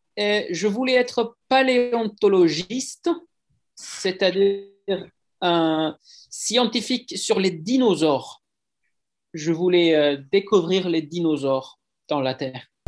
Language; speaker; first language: French; non-native, fluent; Swedish